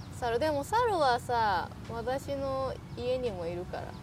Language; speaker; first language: Japanese; non-native, learner; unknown